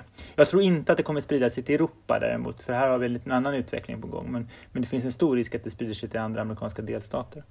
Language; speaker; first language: Swedish; native; Swedish